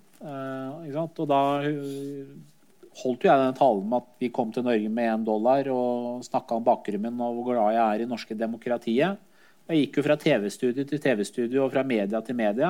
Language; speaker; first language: Norwegian; early bilingual, other home language; Persian